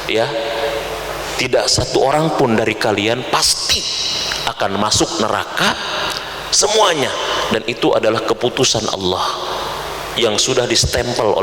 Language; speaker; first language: Indonesian; native; Indonesian